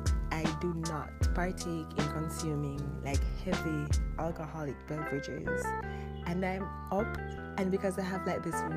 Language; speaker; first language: English; non-native, local second language; Jamaican Creole English